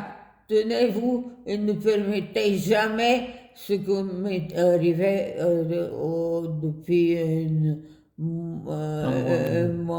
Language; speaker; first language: French; non-native, fluent; Bulgarian